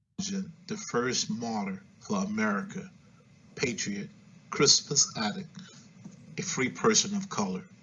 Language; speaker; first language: English; native; English